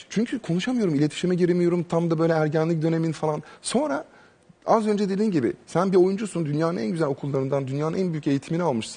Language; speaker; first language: Turkish; early bilingual, heritage; Turkish